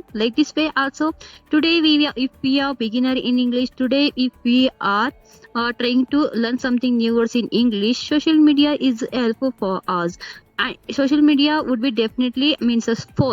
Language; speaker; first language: English; non-native, learner; Kannada